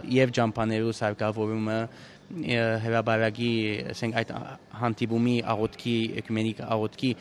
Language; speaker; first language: Armenian; native; Armenian